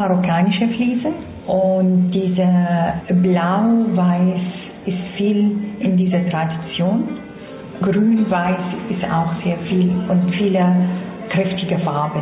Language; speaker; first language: German; non-native, fluent; Arabic